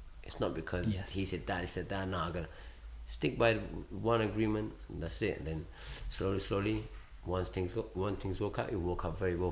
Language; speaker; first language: English; early bilingual, other home language; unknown